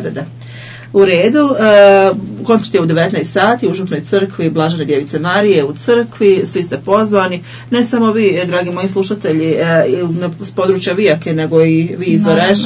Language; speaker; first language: Serbian; native; Serbian